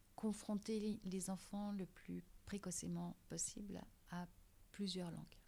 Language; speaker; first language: French; native; French